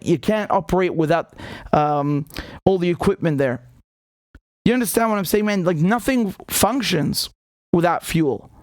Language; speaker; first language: English; native; English